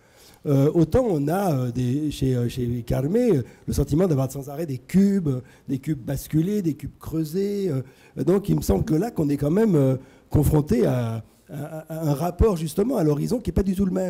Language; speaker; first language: French; native; French